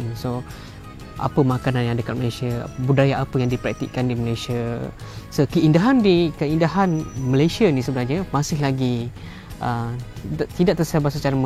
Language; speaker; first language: Malay; native; Malay